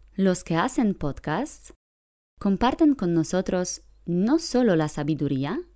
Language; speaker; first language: Spanish; non-native, fluent; Polish